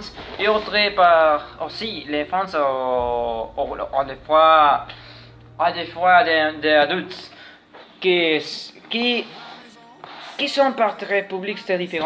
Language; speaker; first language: French; non-native, learner; Spanish